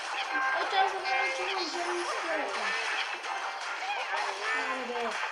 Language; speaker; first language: Bulgarian; native; Bulgarian